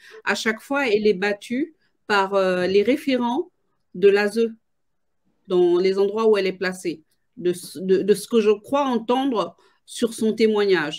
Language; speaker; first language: French; native; French